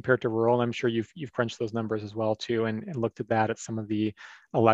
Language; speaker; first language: English; native; English